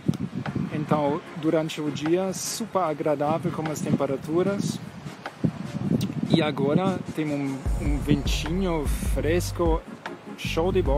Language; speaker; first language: Portuguese; non-native, fluent; German